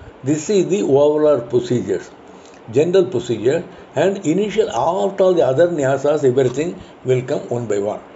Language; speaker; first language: English; non-native, local second language; Tamil